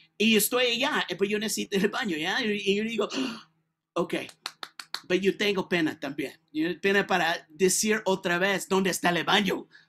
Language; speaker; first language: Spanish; non-native, learner; English